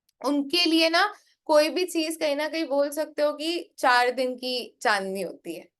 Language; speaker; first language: Hindi; non-native, local second language; Bangla